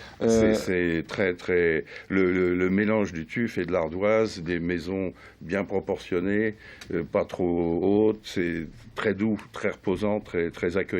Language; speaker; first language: French; native; French